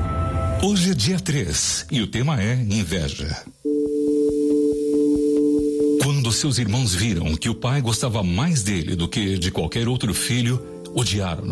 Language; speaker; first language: Portuguese; native; Portuguese